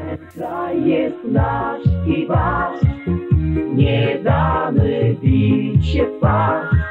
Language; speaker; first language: Polish; native; Polish